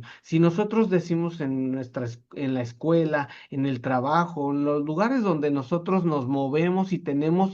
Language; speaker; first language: Spanish; native; Spanish